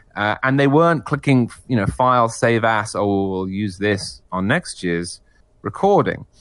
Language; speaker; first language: English; native; English